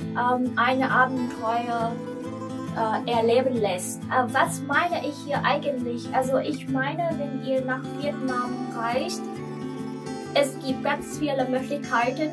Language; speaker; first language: German; non-native, learner; Vietnamese